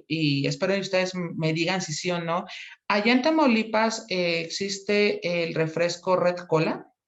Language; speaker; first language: Spanish; native; Spanish